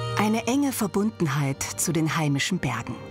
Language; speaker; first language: German; native; German